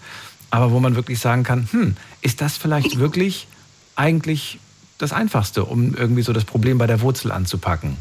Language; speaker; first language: German; native; German